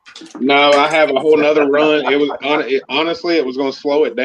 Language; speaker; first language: English; native; English